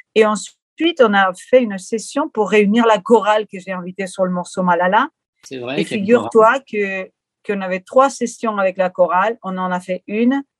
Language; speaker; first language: French; non-native, fluent; Spanish